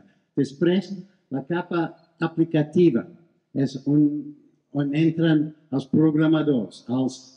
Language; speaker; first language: Catalan; non-native, fluent; English